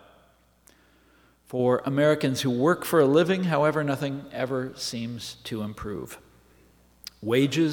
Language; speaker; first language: English; native; English